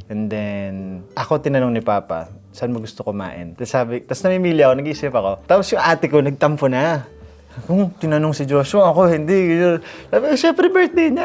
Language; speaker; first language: Filipino; native; Filipino